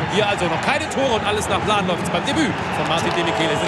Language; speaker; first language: German; native; German